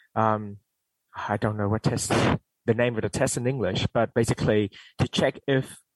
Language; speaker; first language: English; non-native, fluent; Vietnamese